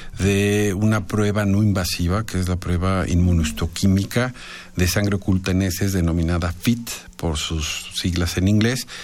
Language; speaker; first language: Spanish; native; Spanish